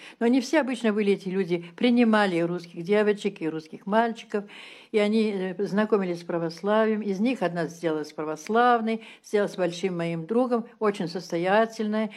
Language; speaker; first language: Russian; early bilingual, heritage; Russian